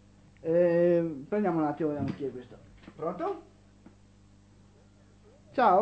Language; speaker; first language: Italian; native; Italian